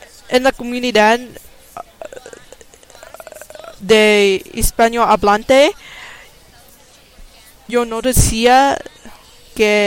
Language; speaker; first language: Spanish; non-native, learner; English